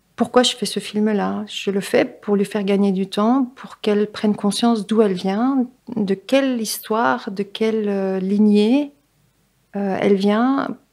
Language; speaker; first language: French; native; French